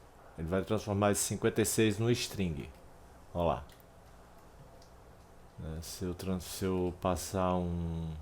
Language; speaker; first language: Portuguese; native; Portuguese